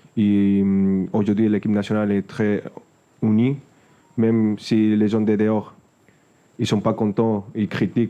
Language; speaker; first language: French; non-native, fluent; Spanish